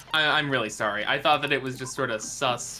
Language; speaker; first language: English; native; English